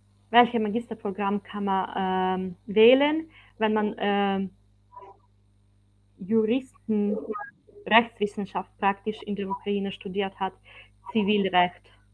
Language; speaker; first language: German; non-native, fluent; Ukrainian